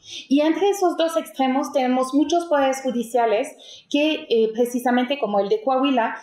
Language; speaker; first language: Spanish; native; Spanish